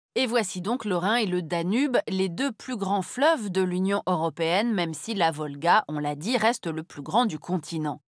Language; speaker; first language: French; native; French